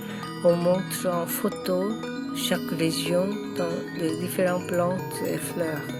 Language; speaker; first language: French; non-native, learner; Korean